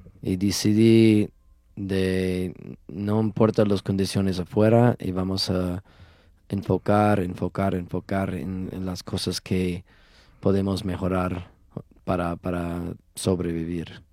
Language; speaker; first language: Spanish; non-native, learner; English